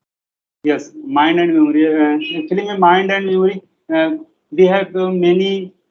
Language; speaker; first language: English; non-native, learner; Hindi